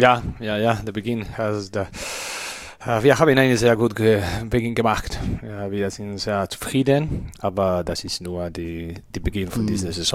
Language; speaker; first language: German; non-native, learner; Spanish